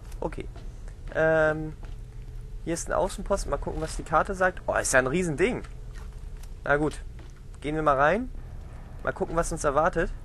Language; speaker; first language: German; native; German